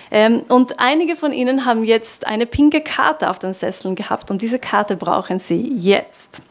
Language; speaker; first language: German; non-native, fluent; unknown